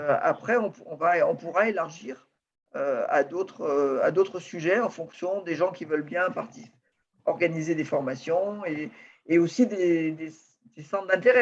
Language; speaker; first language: French; native; French